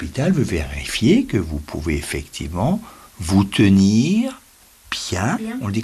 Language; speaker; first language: French; native; French